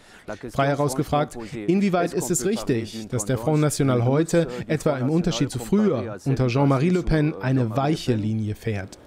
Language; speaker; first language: German; native; German